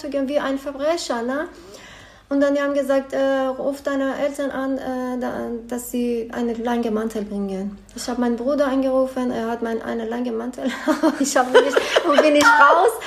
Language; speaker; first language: German; non-native, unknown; Persian